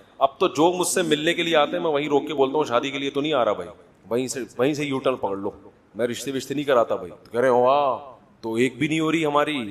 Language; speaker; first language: Urdu; native; Urdu